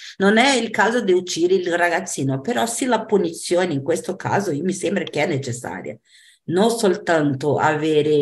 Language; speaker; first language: Italian; non-native, fluent; Portuguese